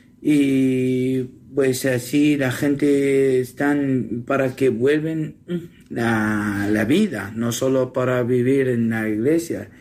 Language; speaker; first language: Spanish; non-native, learner; Assyrian Neo-Aramaic